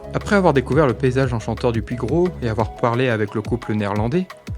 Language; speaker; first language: French; native; French